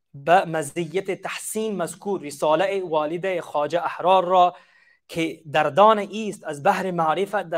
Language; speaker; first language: Persian; non-native, fluent; English